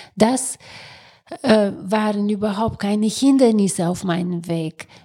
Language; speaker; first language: German; non-native, fluent; Bulgarian